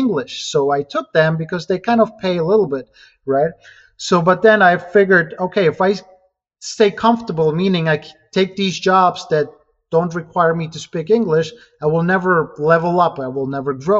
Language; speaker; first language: English; non-native, fluent; Ukrainian